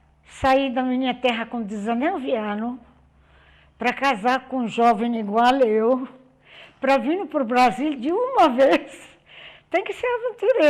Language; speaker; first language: Portuguese; non-native, fluent; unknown